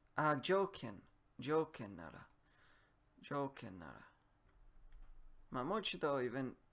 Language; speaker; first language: Japanese; non-native, learner; Polish